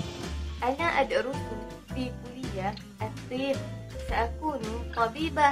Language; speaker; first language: Arabic; non-native, learner; Malay